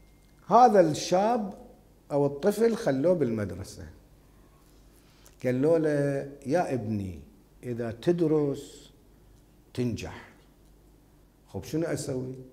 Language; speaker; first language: Arabic; native; Arabic